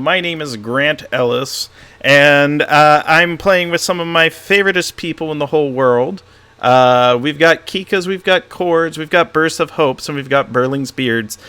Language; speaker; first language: English; native; English